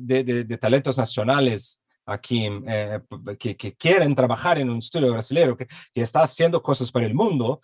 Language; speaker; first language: Spanish; non-native, fluent; Portuguese